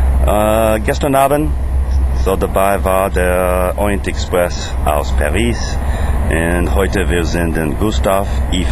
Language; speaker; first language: German; non-native, learner; English